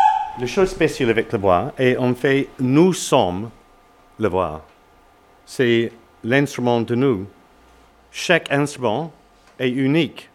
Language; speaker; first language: French; non-native, learner; English